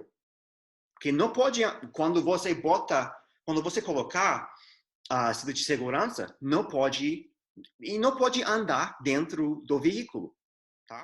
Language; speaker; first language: Portuguese; non-native, fluent; English